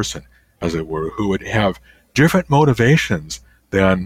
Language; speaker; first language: English; native; English